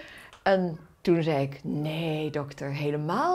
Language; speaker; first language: Dutch; native; Dutch